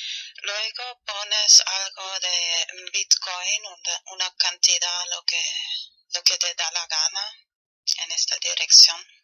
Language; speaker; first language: Spanish; non-native, learner; German